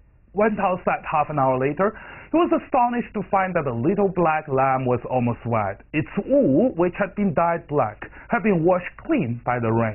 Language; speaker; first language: English; non-native, fluent; Chinese